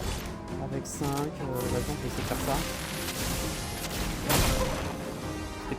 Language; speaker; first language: French; native; French